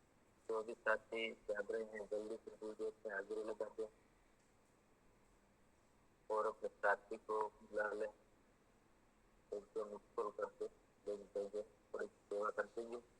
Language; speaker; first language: Hindi; native; Hindi